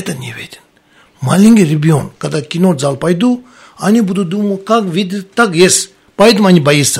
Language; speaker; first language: Russian; non-native, learner; Tibetan